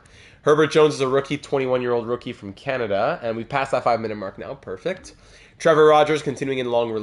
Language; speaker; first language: English; native; English